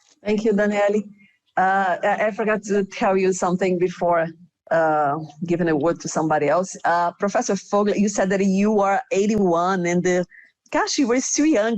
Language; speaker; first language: English; non-native, fluent; Portuguese